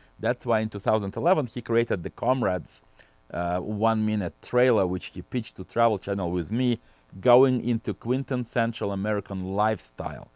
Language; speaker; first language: English; non-native, fluent; Russian